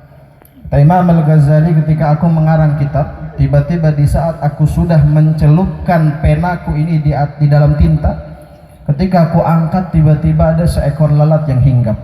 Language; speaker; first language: Indonesian; non-native, local second language; Banjar